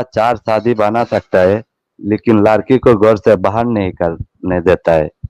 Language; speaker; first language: Hindi; non-native, learner; Bangla